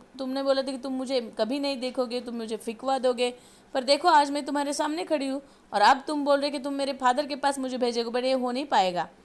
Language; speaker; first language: Hindi; non-native, local second language; Marathi